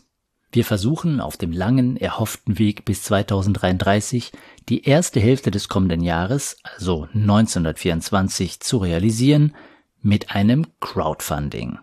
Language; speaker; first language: German; native; German